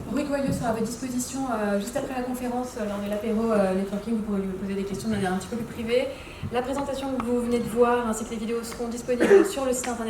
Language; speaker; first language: French; native; French